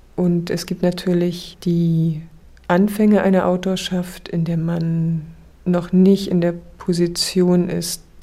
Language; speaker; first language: German; native; German